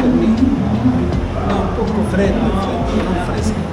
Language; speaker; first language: Italian; non-native, learner; Arabic